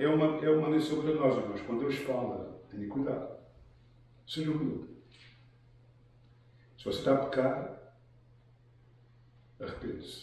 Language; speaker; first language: Portuguese; native; Portuguese